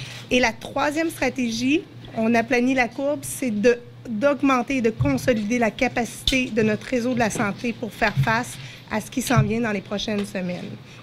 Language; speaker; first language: French; native; French